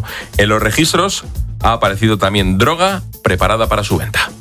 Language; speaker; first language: Spanish; native; Spanish